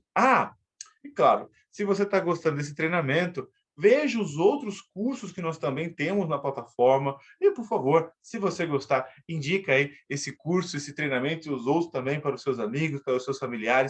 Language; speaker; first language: Portuguese; native; Portuguese